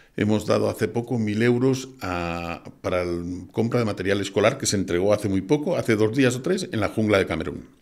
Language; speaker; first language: Spanish; native; Spanish